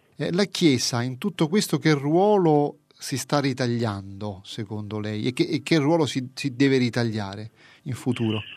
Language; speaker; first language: Italian; native; Italian